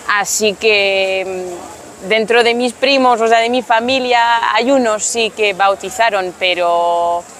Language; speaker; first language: Spanish; non-native, fluent; French